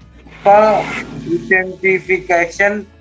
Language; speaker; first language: English; non-native, learner; Indonesian